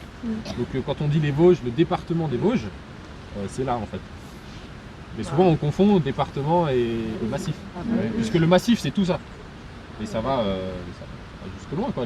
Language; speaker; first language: French; native; French